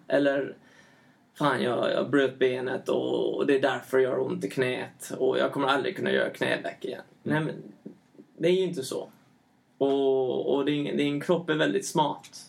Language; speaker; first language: Swedish; early bilingual, heritage; Swedish